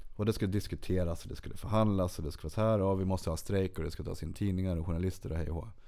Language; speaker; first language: Swedish; native; Swedish